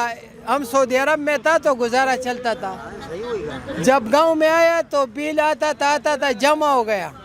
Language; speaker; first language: Hindi; non-native, local second language; Pashto